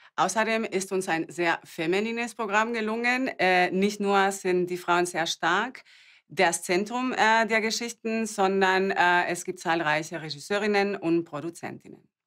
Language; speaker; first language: German; non-native, fluent; Spanish